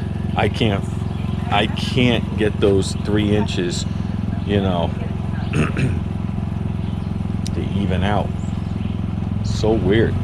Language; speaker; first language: English; native; English